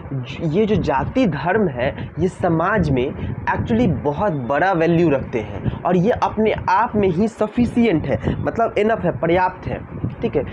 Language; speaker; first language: Hindi; native; Hindi